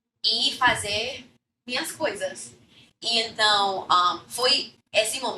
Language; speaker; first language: Portuguese; non-native, fluent; English